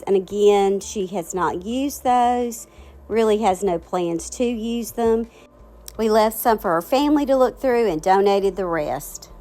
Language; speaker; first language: English; native; English